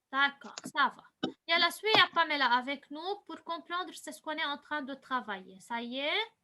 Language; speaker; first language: French; non-native, local second language; Arabic